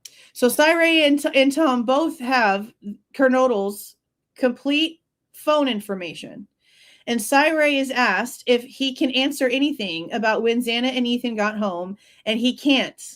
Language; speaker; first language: English; native; English